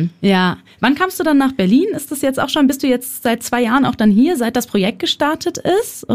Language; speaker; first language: German; native; German